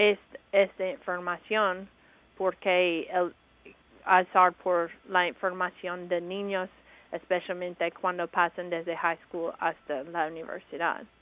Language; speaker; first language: Spanish; non-native, learner; English